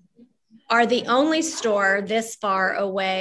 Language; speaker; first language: English; native; English